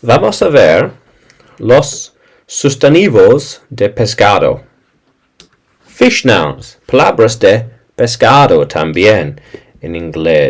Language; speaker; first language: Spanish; non-native, fluent; English